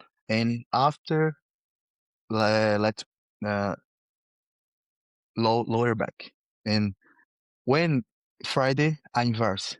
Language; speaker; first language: English; non-native, learner; Portuguese